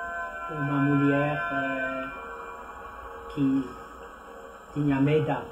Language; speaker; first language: Portuguese; non-native, fluent; French